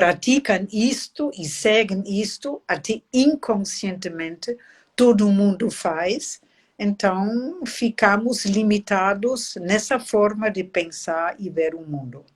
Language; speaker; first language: Portuguese; non-native, fluent; German